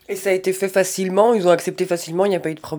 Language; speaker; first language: French; native; French